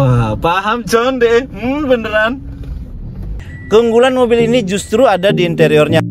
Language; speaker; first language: Indonesian; native; Indonesian